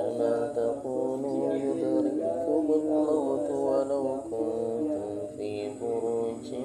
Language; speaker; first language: Arabic; non-native, fluent; Indonesian